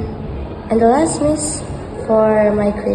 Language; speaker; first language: English; non-native, learner; Indonesian